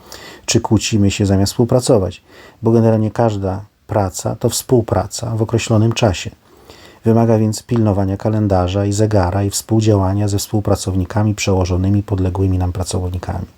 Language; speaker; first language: Polish; native; Polish